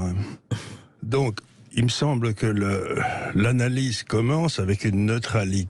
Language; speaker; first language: French; native; French